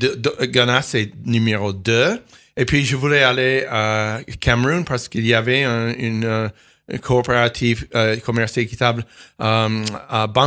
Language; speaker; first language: French; non-native, fluent; English